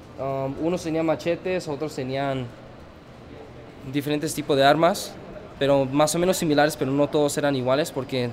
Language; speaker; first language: Spanish; early bilingual, other home language; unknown